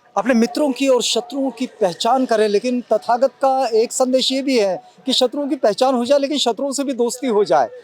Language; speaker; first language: Hindi; native; Hindi